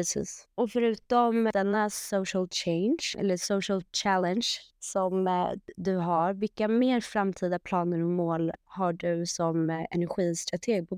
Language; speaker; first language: Swedish; native; Swedish